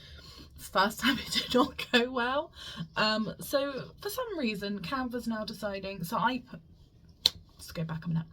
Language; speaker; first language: English; native; English